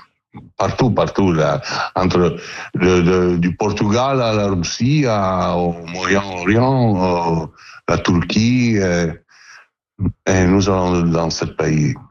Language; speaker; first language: French; non-native, learner; Italian